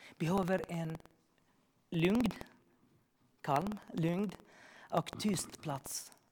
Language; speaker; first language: Swedish; non-native, learner; Arabic